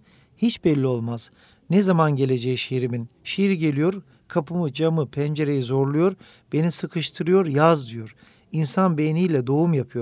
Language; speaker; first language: Turkish; native; Turkish